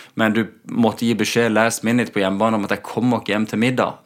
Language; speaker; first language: Norwegian; native; Norwegian